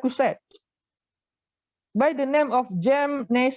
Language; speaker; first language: English; non-native, fluent; Indonesian